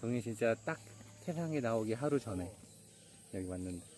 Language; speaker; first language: Korean; native; Korean